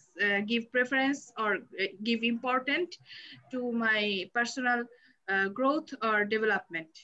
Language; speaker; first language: English; non-native, learner; Bangla